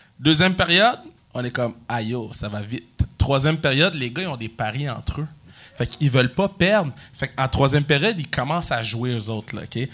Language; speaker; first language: French; native; French